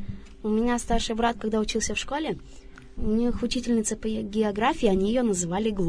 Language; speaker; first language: Russian; native; Russian